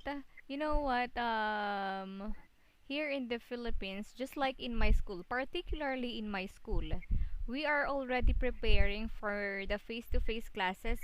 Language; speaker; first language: English; non-native, local second language; Filipino